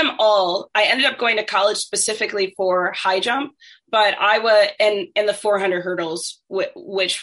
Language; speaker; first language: English; native; English